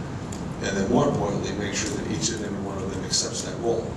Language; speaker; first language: English; native; English